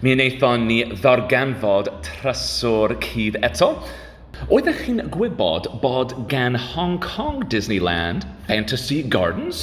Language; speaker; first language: Welsh; non-native, learner; English